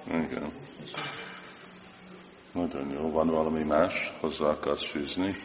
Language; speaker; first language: Hungarian; non-native, fluent; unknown